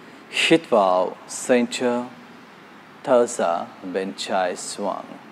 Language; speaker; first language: Vietnamese; non-native, learner; Bangla